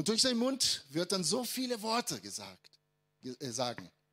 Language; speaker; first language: German; non-native, fluent; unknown